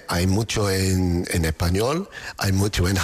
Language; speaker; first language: Spanish; non-native, learner; English